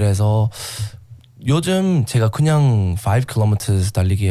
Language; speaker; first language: Korean; non-native, learner; English